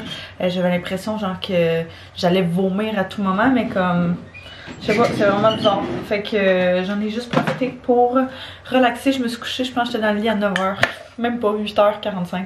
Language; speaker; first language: French; native; French